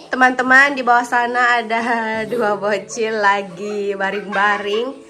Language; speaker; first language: Indonesian; native; Indonesian